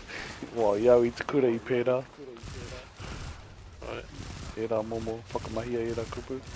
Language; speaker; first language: Māori; non-native, local second language; English